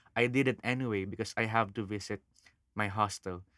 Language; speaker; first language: English; non-native, local second language; Filipino